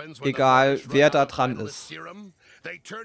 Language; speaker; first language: German; native; German